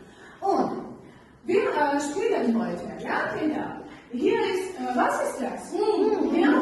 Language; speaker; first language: German; non-native, learner; Armenian